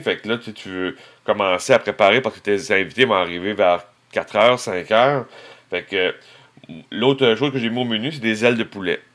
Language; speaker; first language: French; native; French